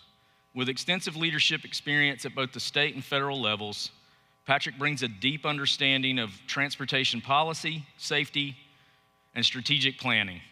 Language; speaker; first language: English; native; English